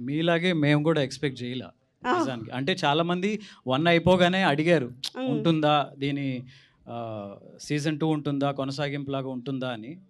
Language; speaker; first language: Telugu; native; Telugu